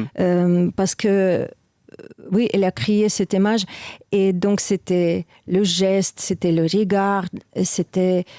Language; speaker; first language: French; non-native, fluent; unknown